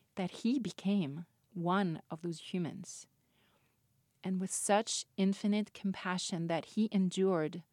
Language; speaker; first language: English; non-native, fluent; French